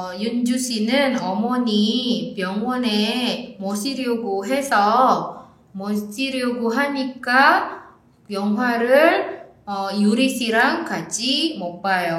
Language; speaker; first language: Korean; non-native, fluent; Indonesian